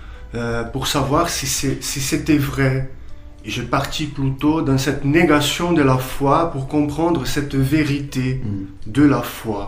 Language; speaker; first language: French; non-native, fluent; Portuguese